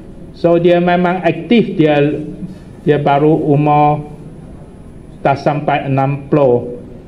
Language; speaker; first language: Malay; non-native, local second language; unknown